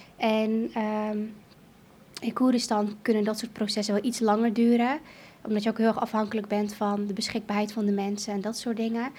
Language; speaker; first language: Dutch; early bilingual, other home language; Kurdish